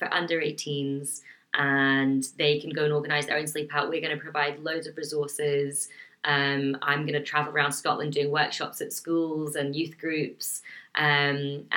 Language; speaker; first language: English; native; English